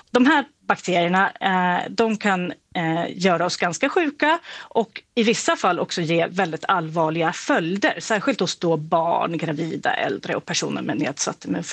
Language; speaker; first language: Swedish; native; Swedish